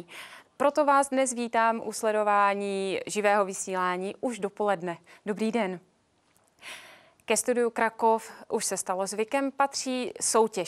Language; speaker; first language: Czech; native; Czech